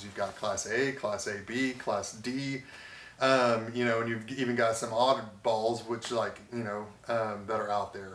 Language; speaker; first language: English; native; English